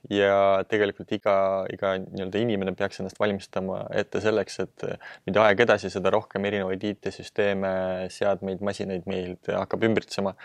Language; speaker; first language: Estonian; non-native, local second language; Russian